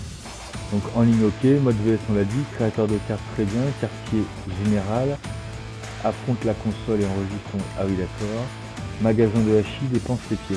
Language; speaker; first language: French; native; French